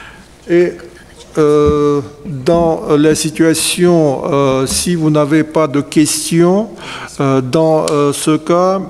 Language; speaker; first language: French; non-native, fluent; Russian